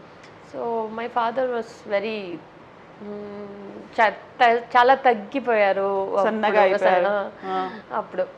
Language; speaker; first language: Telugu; non-native, learner; Tamil